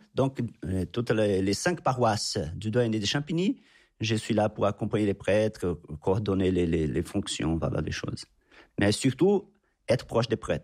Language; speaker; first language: French; non-native, fluent; Portuguese